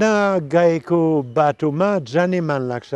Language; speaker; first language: Nepali; non-native, learner; French